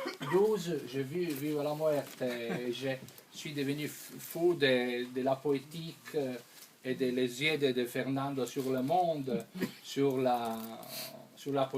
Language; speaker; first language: French; non-native, fluent; Italian